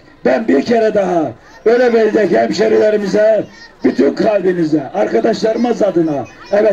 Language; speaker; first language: Turkish; native; Turkish